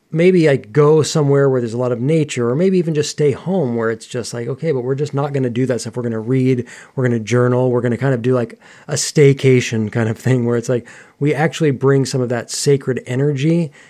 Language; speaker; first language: English; native; English